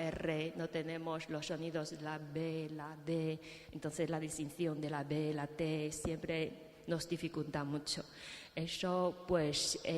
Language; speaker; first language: Spanish; non-native, fluent; Chinese